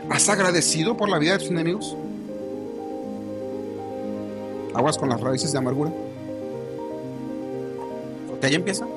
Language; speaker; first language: Spanish; native; Spanish